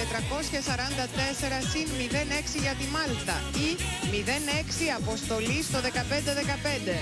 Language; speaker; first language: Greek; native; Greek